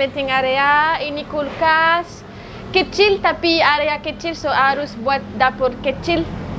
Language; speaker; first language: Indonesian; non-native, learner; French